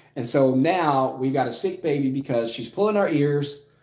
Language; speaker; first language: English; native; English